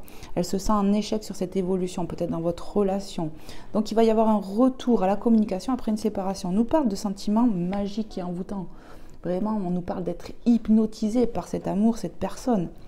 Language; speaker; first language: French; native; French